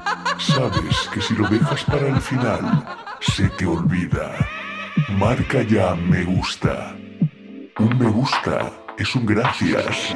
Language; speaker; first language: Spanish; native; Spanish